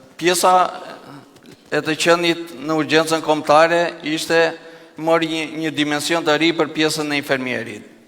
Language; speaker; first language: Albanian; native; Albanian